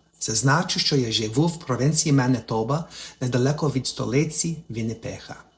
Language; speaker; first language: Ukrainian; non-native, learner; English